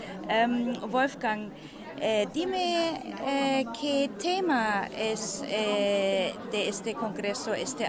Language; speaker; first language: Spanish; non-native, fluent; German